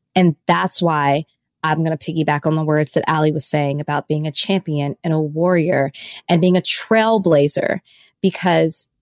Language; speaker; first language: English; native; English